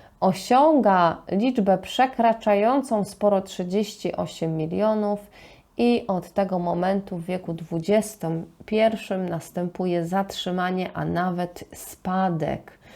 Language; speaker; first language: Polish; native; Polish